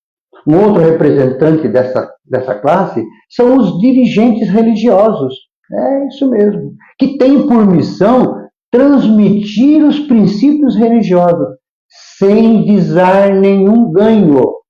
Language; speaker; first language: Portuguese; native; Portuguese